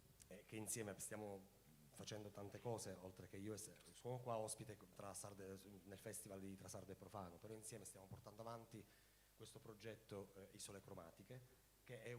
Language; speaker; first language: Italian; native; Italian